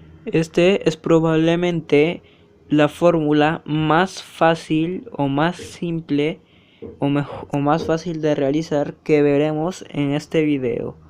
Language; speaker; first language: Spanish; native; Spanish